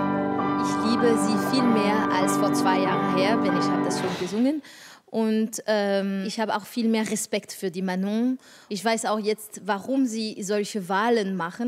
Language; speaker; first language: German; non-native, fluent; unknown